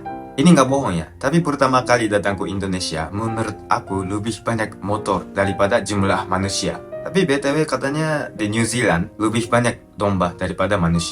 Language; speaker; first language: Indonesian; non-native, fluent; Japanese